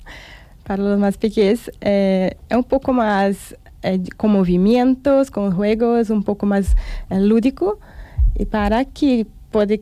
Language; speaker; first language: Spanish; non-native, learner; Portuguese